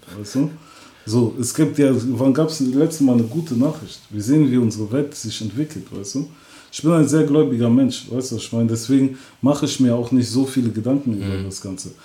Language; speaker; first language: German; early bilingual, other home language; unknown